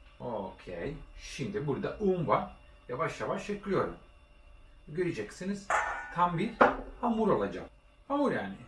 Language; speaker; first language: Turkish; non-native, learner; Italian